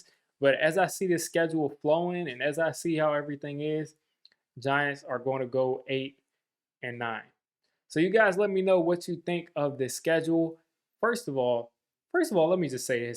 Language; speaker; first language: English; native; English